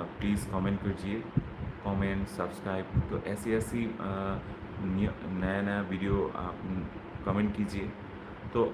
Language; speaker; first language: Hindi; non-native, learner; Bangla